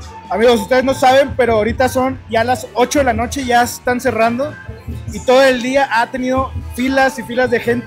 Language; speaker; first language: Spanish; native; Spanish